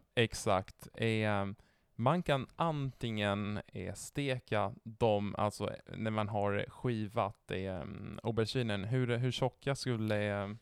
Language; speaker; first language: Swedish; non-native, fluent; Italian